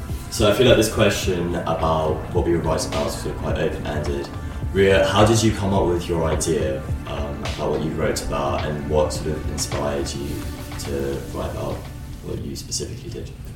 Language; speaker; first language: English; native; English